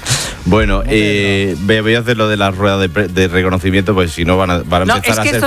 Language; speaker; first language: Spanish; native; Spanish